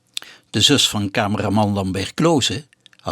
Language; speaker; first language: Dutch; native; Dutch